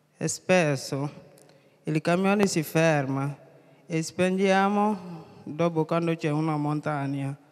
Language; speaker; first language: Italian; non-native, learner; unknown